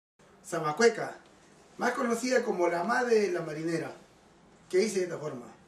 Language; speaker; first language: Spanish; native; Spanish